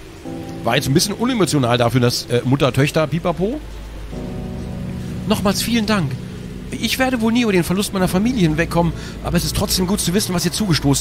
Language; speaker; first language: German; native; German